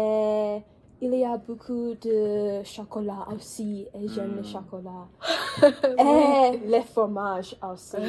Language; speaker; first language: French; non-native, learner; English